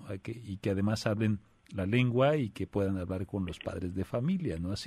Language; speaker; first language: Spanish; native; Spanish